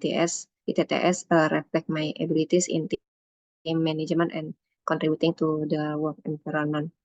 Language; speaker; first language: English; non-native, learner; Indonesian